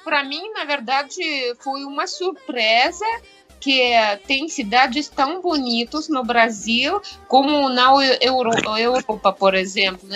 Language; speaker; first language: Portuguese; non-native, fluent; Russian